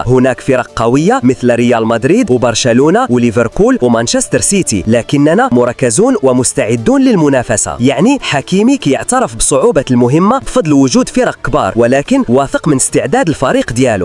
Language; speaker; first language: Arabic; native; Arabic